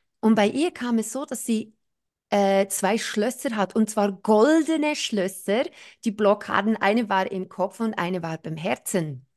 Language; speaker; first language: German; non-native, fluent; English